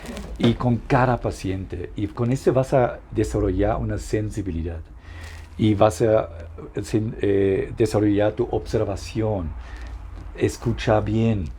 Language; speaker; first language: Spanish; non-native, fluent; German